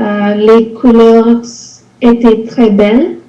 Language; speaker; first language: French; non-native, learner; English